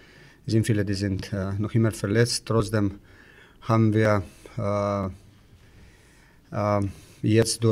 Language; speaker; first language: German; non-native, fluent; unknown